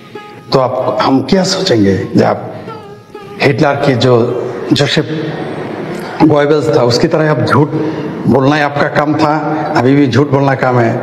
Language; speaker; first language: Hindi; non-native, fluent; Bangla